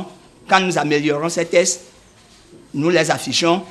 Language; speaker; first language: French; native; French